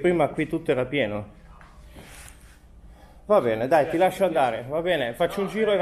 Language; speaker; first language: Italian; native; Italian